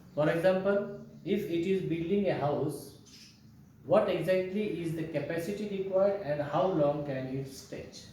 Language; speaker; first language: English; non-native, local second language; Marathi